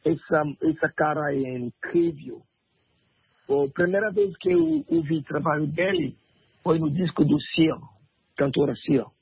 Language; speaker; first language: Portuguese; non-native, learner; French